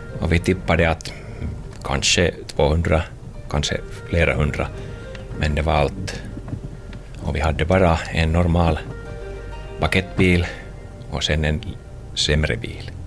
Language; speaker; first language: Swedish; non-native, local second language; Finnish